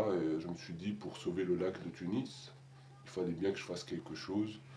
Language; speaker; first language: French; non-native, local second language; Arabic